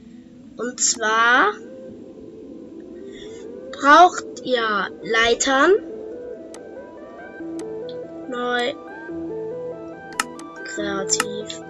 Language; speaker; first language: German; native; German